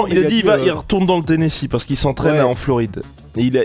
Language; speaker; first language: French; native; French